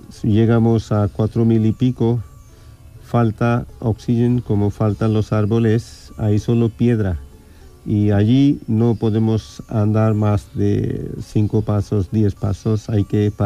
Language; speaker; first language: Spanish; non-native, fluent; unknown